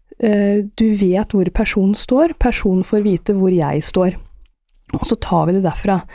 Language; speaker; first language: Norwegian; early bilingual, other home language; Persian